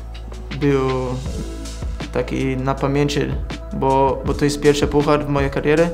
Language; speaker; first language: Polish; non-native, learner; English